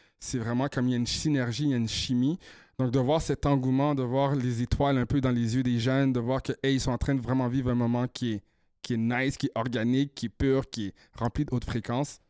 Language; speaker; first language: French; native; French